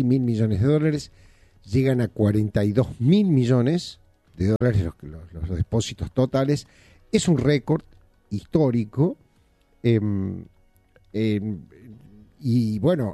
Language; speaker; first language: Spanish; native; Spanish